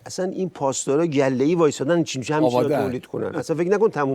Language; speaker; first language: Persian; native; Persian